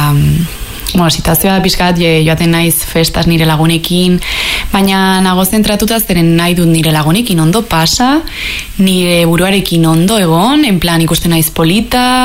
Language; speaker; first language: Basque; non-native, local second language; Spanish